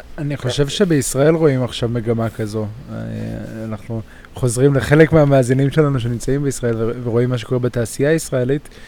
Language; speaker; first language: Hebrew; native; Hebrew